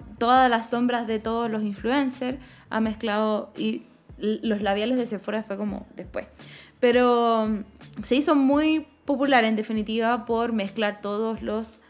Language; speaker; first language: Spanish; native; Spanish